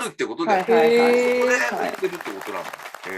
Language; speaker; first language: Japanese; native; Japanese